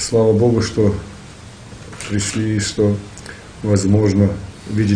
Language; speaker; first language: Russian; non-native, learner; Serbian